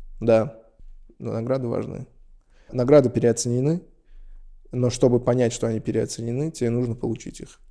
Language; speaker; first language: Russian; non-native, local second language; Uzbek